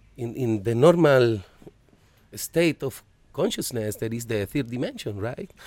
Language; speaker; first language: English; non-native, fluent; Spanish